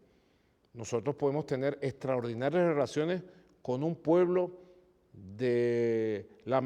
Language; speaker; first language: Spanish; native; Spanish